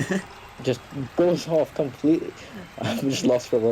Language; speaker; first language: English; native; English